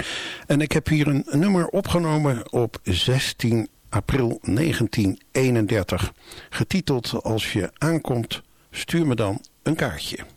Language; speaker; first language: Dutch; native; Dutch